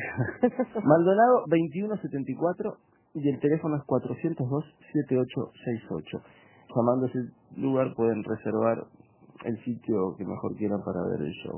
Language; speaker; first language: Spanish; native; Spanish